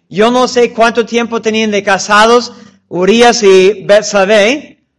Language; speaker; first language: Spanish; non-native, fluent; English